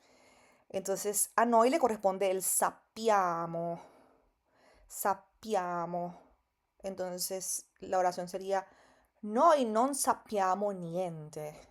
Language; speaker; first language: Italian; non-native, fluent; Spanish